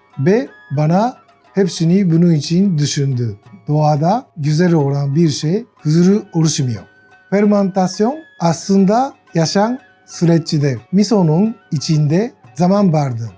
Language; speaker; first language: Turkish; non-native, learner; Japanese